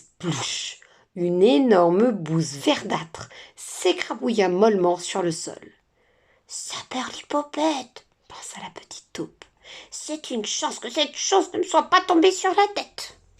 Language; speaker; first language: French; native; French